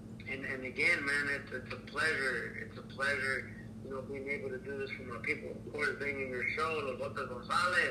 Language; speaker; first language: English; early bilingual, other home language; Spanish